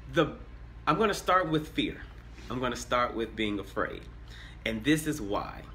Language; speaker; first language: English; native; English